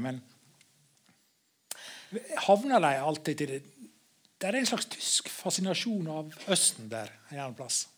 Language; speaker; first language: Norwegian; native; Norwegian